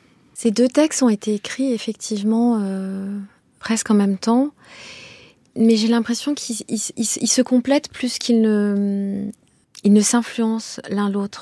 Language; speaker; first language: French; non-native, local second language; Kinyarwanda